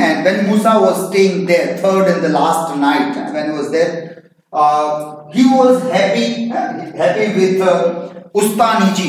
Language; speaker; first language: English; non-native, local second language; Gujarati